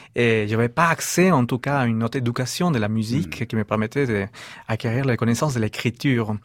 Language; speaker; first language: French; non-native, fluent; Spanish